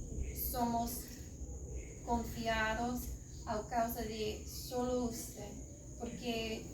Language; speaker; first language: Spanish; non-native, learner; English